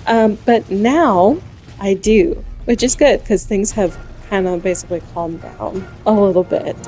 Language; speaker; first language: English; native; English